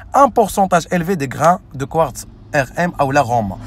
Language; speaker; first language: French; non-native, local second language; Arabic